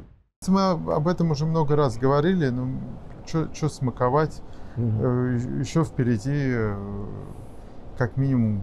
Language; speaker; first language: Russian; native; Russian